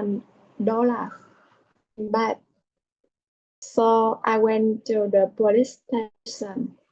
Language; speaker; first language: English; non-native, learner; Vietnamese